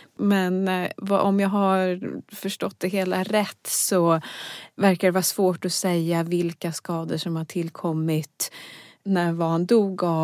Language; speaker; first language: Swedish; native; Swedish